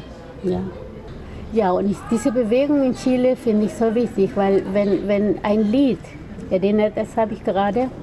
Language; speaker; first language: German; non-native, fluent; Spanish